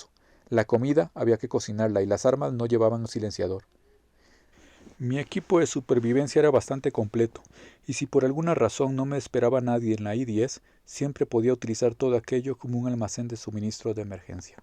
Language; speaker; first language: Spanish; native; Spanish